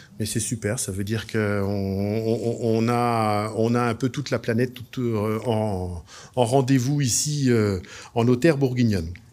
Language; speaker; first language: French; native; French